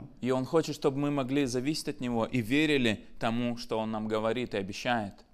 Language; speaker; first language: Russian; native; Russian